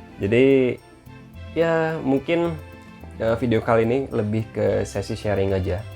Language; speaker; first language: Indonesian; native; Indonesian